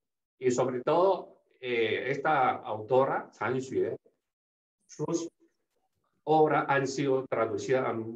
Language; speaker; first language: Spanish; non-native, fluent; Chinese